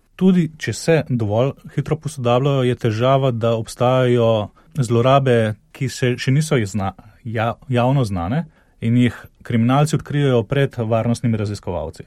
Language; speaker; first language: Slovenian; native; Slovenian